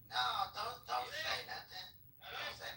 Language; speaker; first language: English; native; English